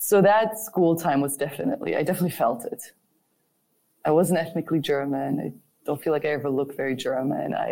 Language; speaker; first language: English; non-native, fluent; German